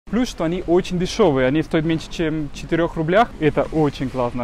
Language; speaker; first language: Russian; non-native, fluent; Spanish